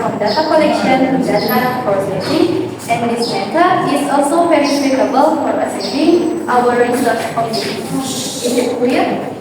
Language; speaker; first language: English; non-native, learner; Indonesian